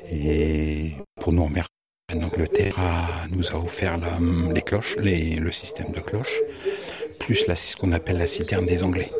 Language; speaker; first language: French; native; French